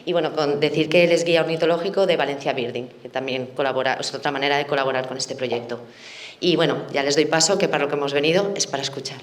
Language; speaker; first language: Spanish; native; Spanish